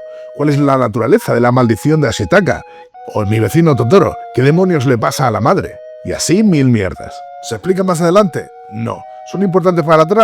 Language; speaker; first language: Spanish; native; Spanish